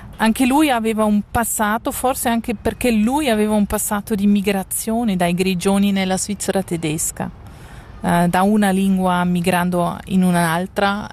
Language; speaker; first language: Italian; non-native, local second language; Swiss German